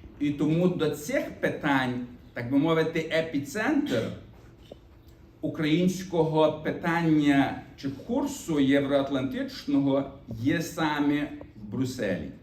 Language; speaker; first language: Ukrainian; early bilingual, heritage; Ukrainian